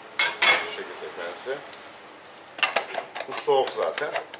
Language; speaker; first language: Turkish; native; Turkish